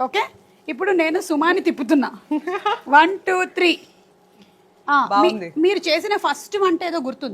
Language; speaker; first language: Telugu; native; Telugu